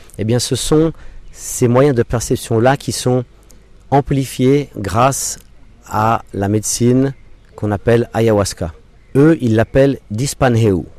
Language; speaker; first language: French; non-native, local second language; English